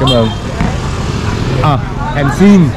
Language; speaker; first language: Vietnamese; non-native, learner; English